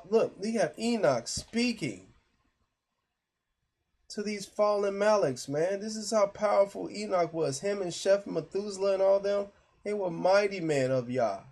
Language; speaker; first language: English; native; English